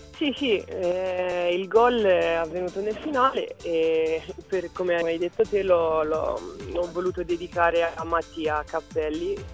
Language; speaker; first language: Italian; early bilingual, other home language; French